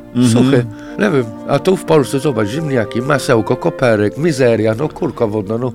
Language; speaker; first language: Polish; non-native, fluent; English